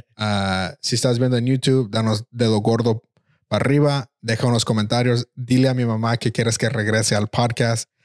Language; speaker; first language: Spanish; early bilingual, heritage; Spanish